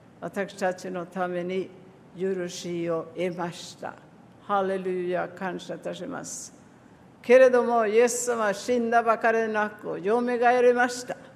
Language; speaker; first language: Japanese; non-native, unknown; Swedish